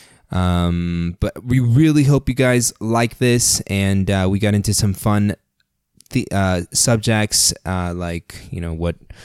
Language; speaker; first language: English; early bilingual, other home language; Spanish